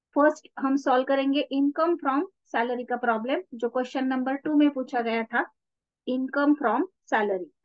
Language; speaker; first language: Hindi; non-native, local second language; Marathi